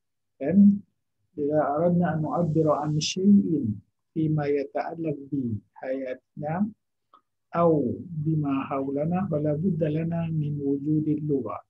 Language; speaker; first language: Arabic; non-native, fluent; Indonesian